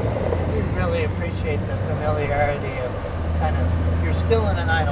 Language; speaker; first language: English; native; English